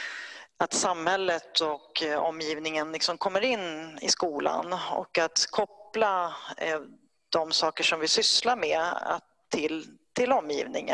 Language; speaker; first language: Swedish; native; Swedish